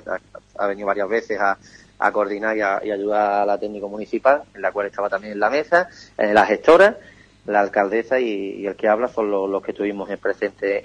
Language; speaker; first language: Spanish; native; Spanish